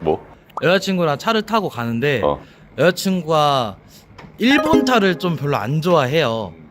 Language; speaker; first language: Korean; native; Korean